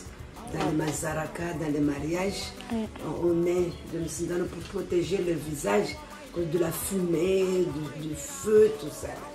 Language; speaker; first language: French; non-native, local second language; Comorian